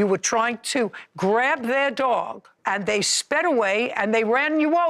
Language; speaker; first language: English; native; English